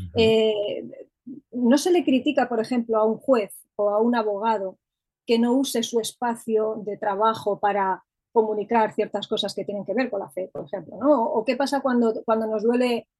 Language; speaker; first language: Spanish; native; Spanish